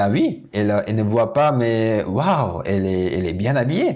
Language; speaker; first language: French; non-native, fluent; Korean